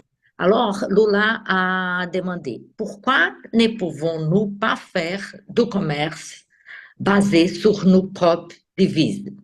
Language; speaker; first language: French; non-native, fluent; Portuguese